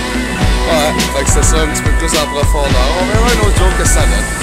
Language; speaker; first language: French; native; French